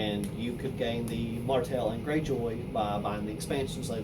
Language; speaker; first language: English; native; English